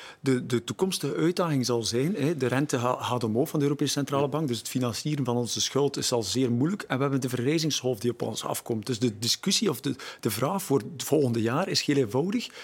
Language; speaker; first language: Dutch; native; Dutch